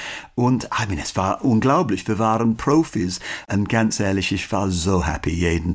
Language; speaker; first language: German; non-native, learner; English